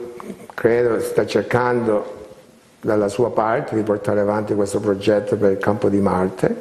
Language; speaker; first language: Italian; early bilingual, heritage; Italian